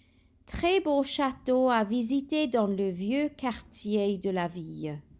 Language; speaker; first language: French; non-native, fluent; Welsh